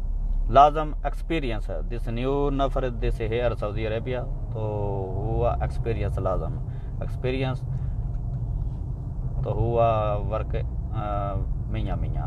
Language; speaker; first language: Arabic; non-native, learner; Punjabi